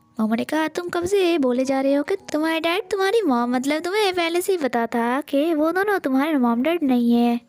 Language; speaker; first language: Hindi; non-native, local second language; Bangla